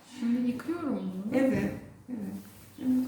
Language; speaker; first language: Turkish; non-native, learner; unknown